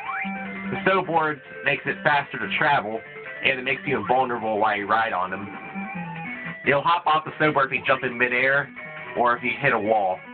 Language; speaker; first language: English; native; English